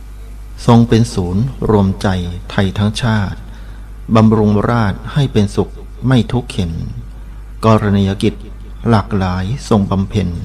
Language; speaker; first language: Thai; native; Thai